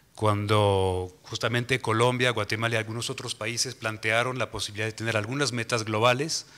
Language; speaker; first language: Spanish; non-native, fluent; French